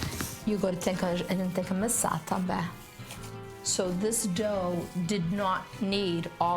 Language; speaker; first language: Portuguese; early bilingual, heritage; Portuguese